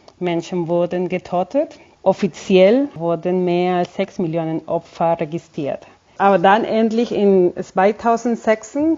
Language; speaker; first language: German; non-native, fluent; Spanish